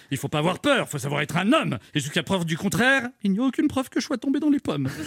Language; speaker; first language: French; native; French